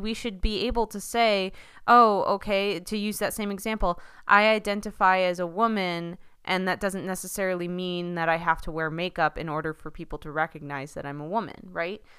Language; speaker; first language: English; early bilingual, other home language; Spanish